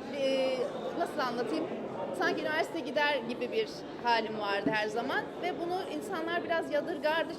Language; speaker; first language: Turkish; early bilingual, other home language; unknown